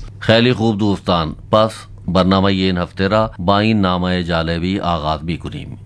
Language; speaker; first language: Persian; non-native, fluent; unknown